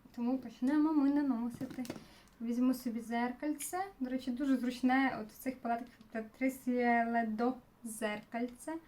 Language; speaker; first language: Ukrainian; non-native, local second language; Russian